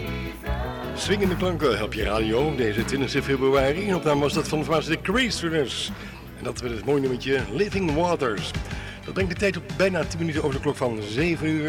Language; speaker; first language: Dutch; native; Dutch